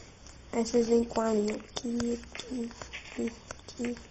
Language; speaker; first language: Portuguese; native; Portuguese